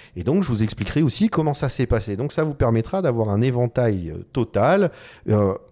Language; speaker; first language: French; native; French